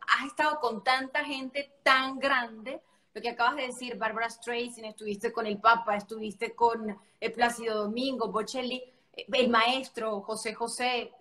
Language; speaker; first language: Spanish; native; Spanish